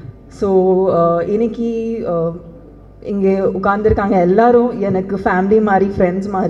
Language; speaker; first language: Tamil; non-native, learner; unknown